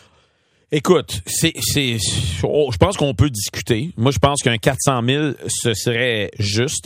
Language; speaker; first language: French; native; French